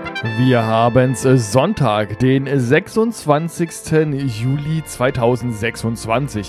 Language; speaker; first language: German; native; German